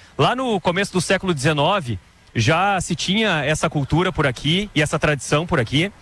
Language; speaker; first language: Portuguese; native; Portuguese